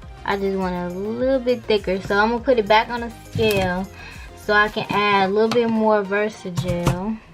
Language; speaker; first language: English; native; English